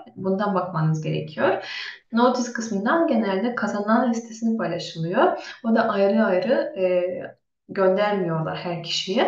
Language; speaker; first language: Turkish; non-native, fluent; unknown